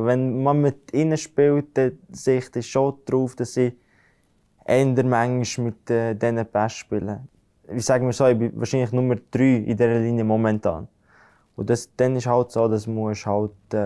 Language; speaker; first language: German; non-native, fluent; Latvian